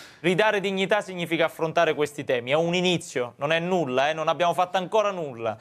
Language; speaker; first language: Italian; native; Italian